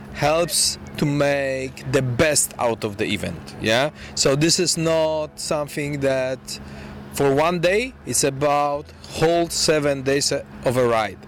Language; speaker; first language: English; non-native, fluent; Polish